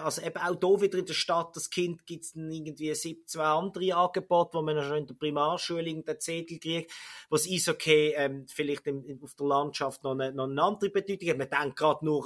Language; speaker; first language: German; native; German